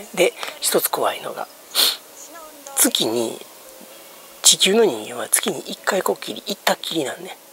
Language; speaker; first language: Japanese; native; Japanese